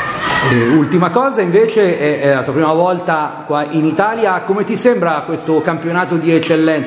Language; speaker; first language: Italian; native; Italian